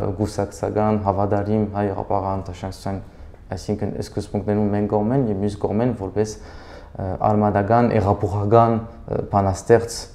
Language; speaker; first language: Armenian; early bilingual, heritage; Armenian